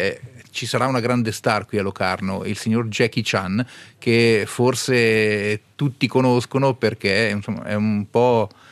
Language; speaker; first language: Italian; native; Italian